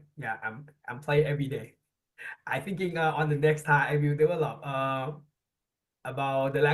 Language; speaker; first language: English; non-native, learner; Thai